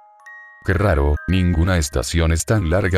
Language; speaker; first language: Spanish; native; Spanish